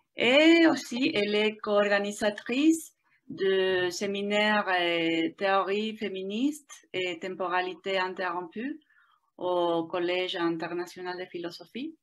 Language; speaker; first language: French; non-native, fluent; Spanish